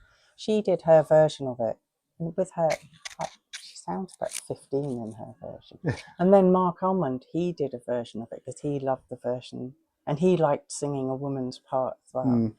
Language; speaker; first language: English; native; English